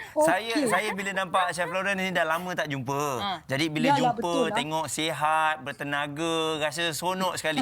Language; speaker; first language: Malay; native; Malay